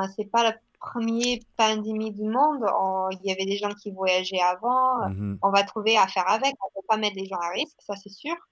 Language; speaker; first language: French; non-native, fluent; English